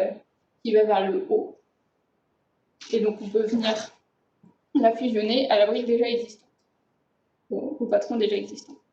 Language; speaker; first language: French; native; French